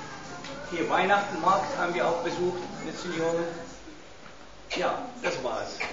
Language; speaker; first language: German; non-native, learner; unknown